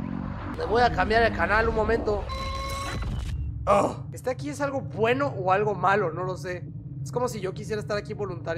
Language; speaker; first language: Spanish; native; Spanish